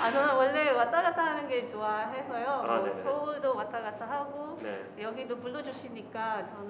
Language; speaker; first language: Korean; non-native, fluent; Filipino